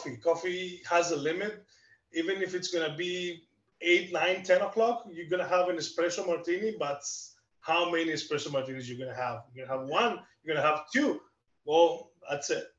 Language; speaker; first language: English; non-native, fluent; Greek